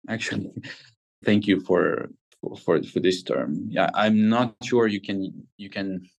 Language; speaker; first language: English; non-native, fluent; Ukrainian